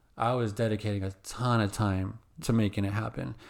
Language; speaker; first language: English; native; English